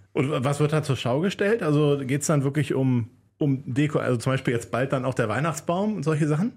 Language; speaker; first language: German; native; German